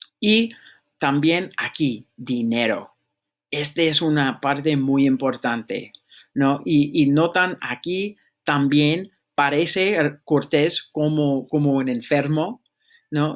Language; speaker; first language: Spanish; non-native, fluent; English